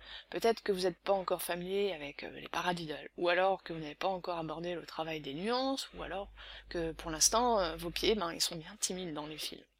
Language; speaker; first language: French; native; French